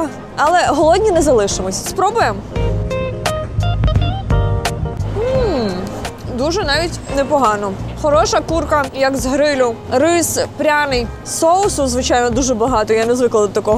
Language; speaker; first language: Ukrainian; native; Ukrainian